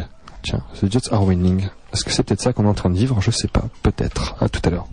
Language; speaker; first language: French; native; French